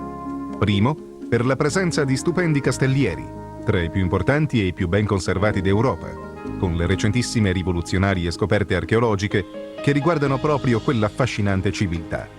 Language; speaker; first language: Italian; native; Italian